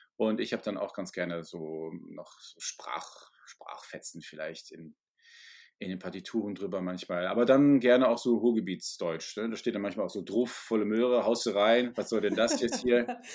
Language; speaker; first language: German; native; German